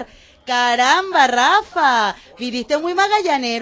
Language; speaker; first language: Spanish; native; Spanish